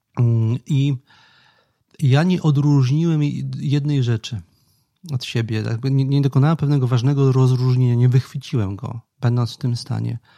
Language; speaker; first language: Polish; native; Polish